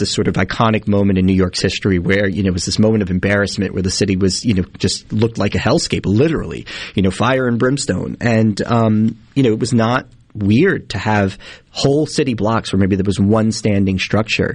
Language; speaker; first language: English; native; English